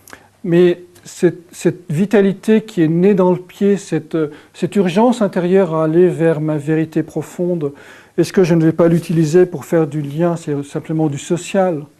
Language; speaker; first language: French; native; French